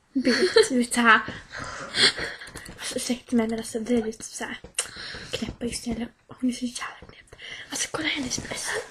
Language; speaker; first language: Swedish; native; Swedish